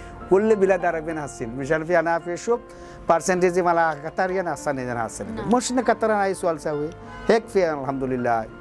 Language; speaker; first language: Arabic; non-native, learner; Bangla